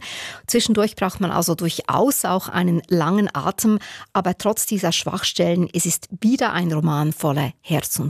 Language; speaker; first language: German; native; German